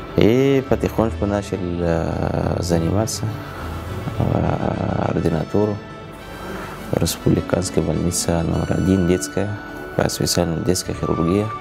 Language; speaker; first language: Russian; non-native, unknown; Arabic